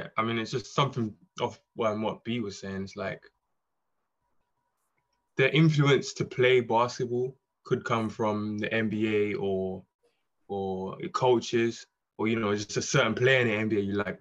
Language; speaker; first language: English; native; English